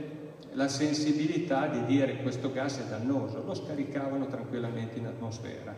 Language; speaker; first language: Italian; native; Italian